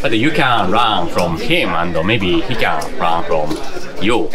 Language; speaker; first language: English; non-native, learner; Japanese